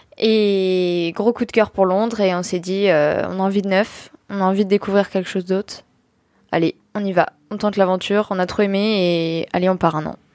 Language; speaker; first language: French; native; French